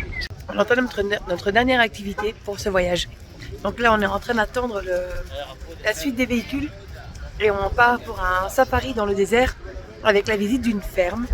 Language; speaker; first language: French; native; French